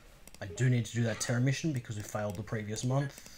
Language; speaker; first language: English; native; English